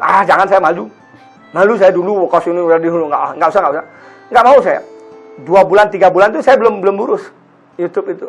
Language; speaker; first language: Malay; non-native, local second language; Balinese